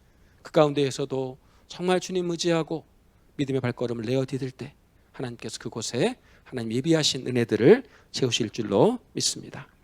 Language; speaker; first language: Korean; native; Korean